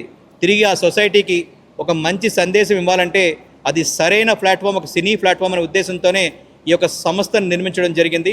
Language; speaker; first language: Telugu; native; Telugu